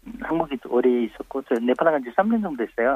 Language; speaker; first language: Korean; non-native, fluent; Nepali